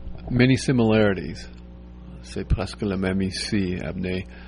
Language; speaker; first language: French; non-native, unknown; English